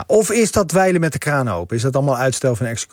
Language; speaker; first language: Dutch; native; Dutch